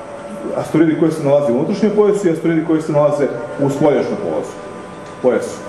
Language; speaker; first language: Serbian; native; Serbian